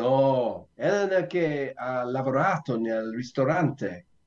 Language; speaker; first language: Italian; non-native, learner; English